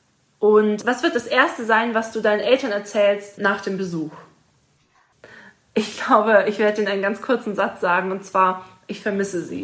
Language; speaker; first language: German; native; German